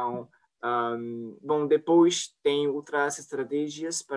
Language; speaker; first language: Portuguese; non-native, fluent; French